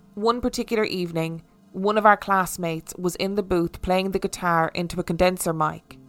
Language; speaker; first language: English; native; English